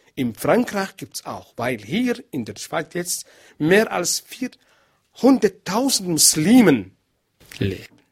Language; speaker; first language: German; non-native, learner; Arabic